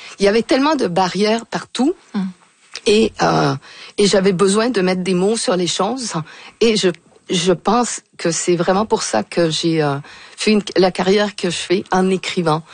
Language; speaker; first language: French; native; French